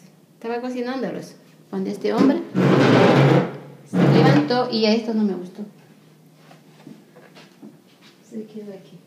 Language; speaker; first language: Spanish; native; Spanish